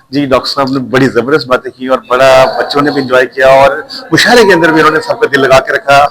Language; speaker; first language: Urdu; non-native, local second language; Punjabi